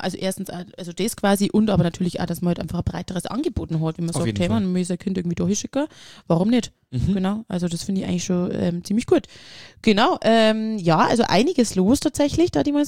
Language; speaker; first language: German; native; German